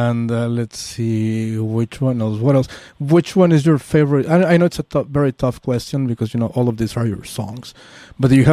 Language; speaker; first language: English; non-native, fluent; Spanish